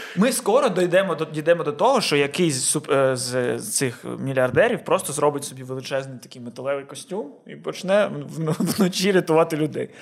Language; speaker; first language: Ukrainian; non-native, local second language; Russian